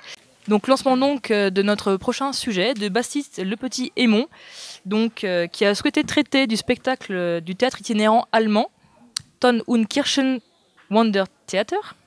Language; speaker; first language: French; native; French